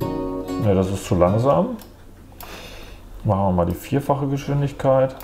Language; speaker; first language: German; native; German